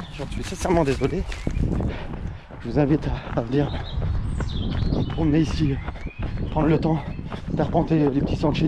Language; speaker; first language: French; native; French